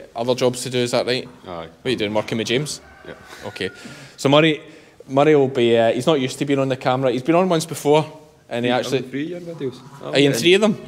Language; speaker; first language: English; native; English